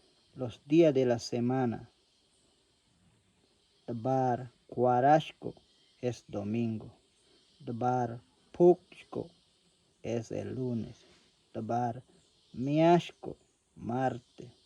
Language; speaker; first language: Spanish; non-native, local second language; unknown